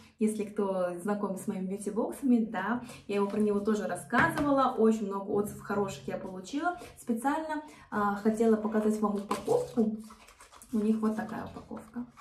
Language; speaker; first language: Russian; non-native, fluent; Korean